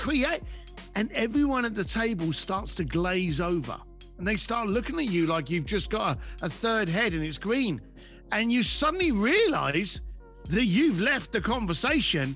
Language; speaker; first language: English; native; English